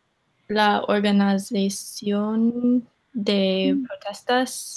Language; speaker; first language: Spanish; non-native, learner; English